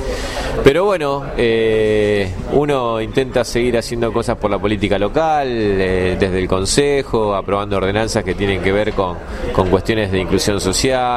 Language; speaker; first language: Spanish; native; Spanish